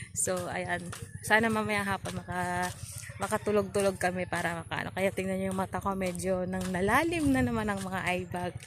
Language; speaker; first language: Filipino; non-native, local second language; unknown